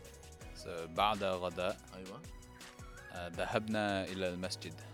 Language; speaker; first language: Arabic; non-native, learner; English